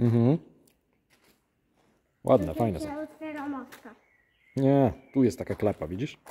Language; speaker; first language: Polish; native; Polish